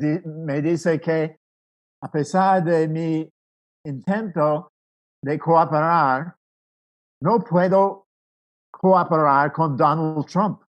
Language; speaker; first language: Spanish; non-native, fluent; English